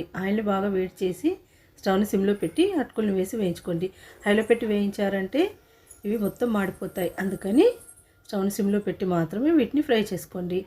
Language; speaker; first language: Telugu; native; Telugu